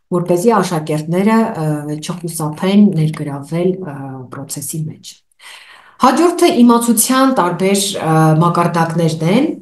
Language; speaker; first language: Armenian; native; Armenian